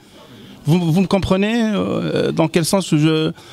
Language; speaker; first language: French; non-native, local second language; Arabic